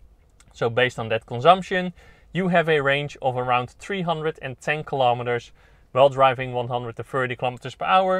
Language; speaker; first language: English; non-native, fluent; Dutch